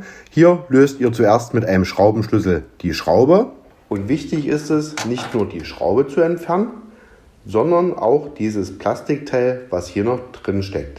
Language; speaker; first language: German; native; German